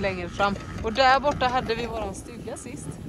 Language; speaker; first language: Swedish; native; Swedish